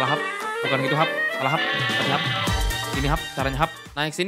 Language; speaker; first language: Indonesian; native; Indonesian